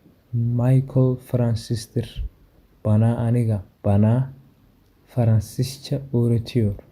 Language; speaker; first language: Turkish; non-native, fluent; Somali